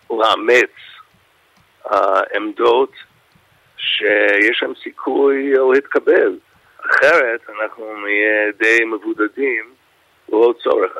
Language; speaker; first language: Hebrew; non-native, fluent; English